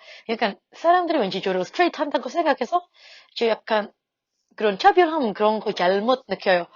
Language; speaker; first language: Korean; non-native, fluent; Indonesian